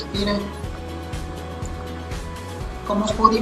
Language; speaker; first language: Spanish; native; Spanish